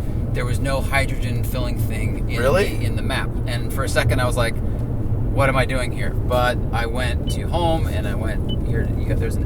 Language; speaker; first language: English; native; English